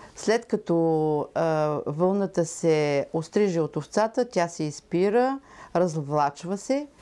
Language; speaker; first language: Bulgarian; native; Bulgarian